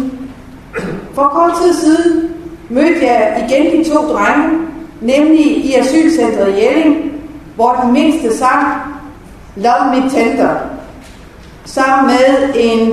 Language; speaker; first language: Danish; native; Danish